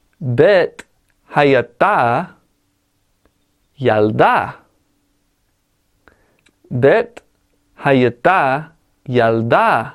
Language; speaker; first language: Hebrew; non-native, learner; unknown